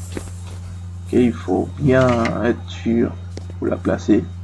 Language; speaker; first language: French; non-native, fluent; Spanish